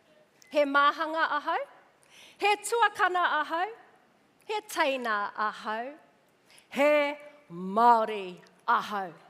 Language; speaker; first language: Māori; non-native, local second language; English